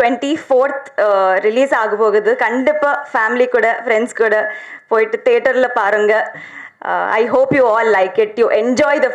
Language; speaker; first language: Tamil; non-native, learner; Telugu